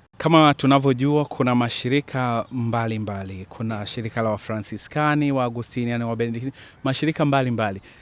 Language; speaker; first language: Swahili; native; Swahili